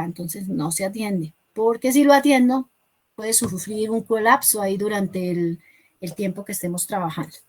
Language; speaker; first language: Spanish; native; Spanish